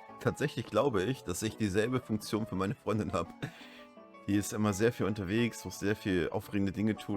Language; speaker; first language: German; native; German